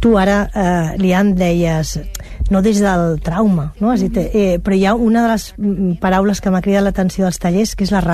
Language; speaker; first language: Catalan; native; Catalan